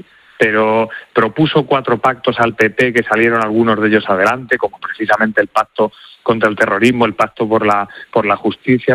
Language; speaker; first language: Spanish; native; Spanish